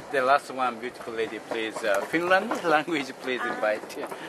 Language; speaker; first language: English; non-native, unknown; Japanese